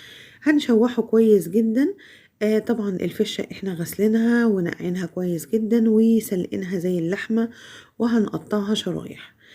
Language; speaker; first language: Arabic; native; Arabic